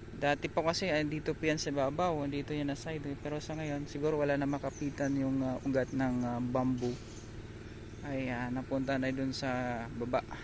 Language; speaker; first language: Filipino; non-native, local second language; Hiligaynon